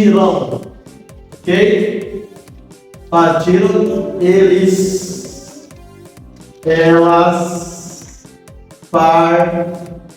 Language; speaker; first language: Portuguese; non-native, fluent; Haitian Creole